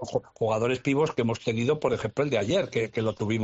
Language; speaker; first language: Spanish; native; Spanish